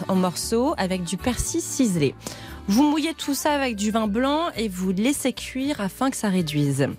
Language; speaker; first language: French; native; French